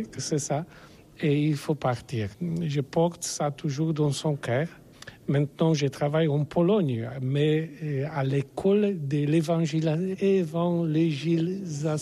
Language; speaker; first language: French; non-native, learner; Polish